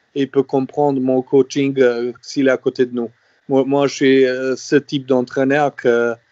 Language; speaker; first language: French; non-native, fluent; Serbian